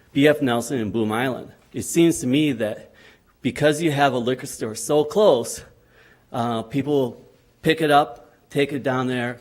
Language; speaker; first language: English; native; English